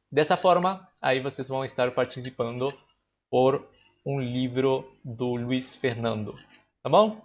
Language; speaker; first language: Portuguese; non-native, fluent; Spanish